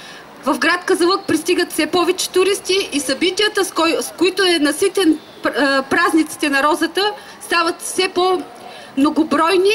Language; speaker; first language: Bulgarian; native; Bulgarian